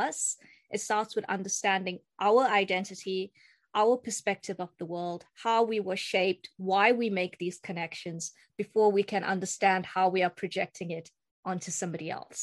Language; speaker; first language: English; native; English